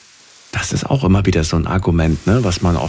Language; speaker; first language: German; native; German